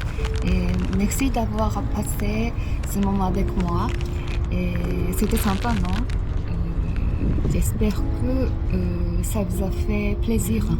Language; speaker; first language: French; non-native, learner; Japanese